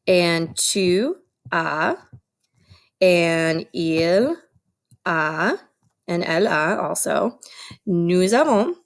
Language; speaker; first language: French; non-native, fluent; English